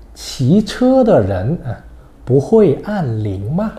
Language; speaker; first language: Chinese; non-native, fluent; Thai